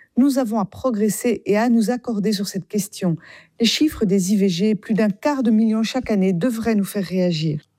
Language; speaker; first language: French; native; French